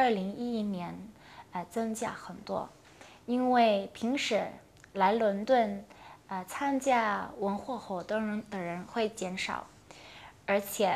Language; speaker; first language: Chinese; non-native, local second language; Cantonese